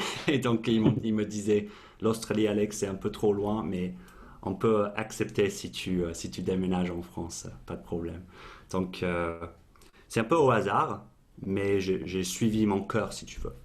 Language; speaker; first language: French; non-native, fluent; English